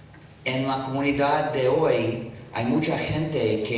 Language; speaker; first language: Spanish; non-native, fluent; English